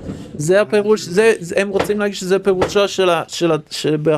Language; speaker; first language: Hebrew; non-native, fluent; English